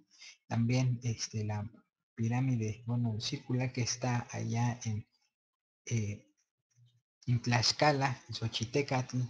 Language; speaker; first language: Spanish; native; Spanish